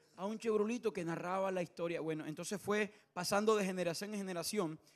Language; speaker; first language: Spanish; native; Spanish